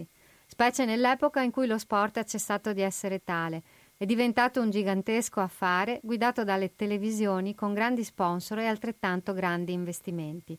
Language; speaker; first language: Italian; native; Italian